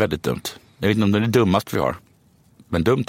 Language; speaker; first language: Swedish; native; Swedish